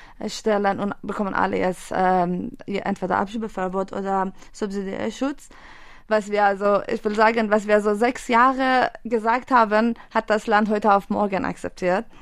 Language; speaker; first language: German; non-native, fluent; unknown